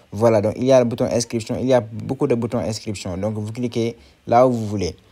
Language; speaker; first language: French; non-native, local second language; Wolof